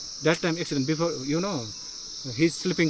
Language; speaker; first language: English; non-native, learner; Nepali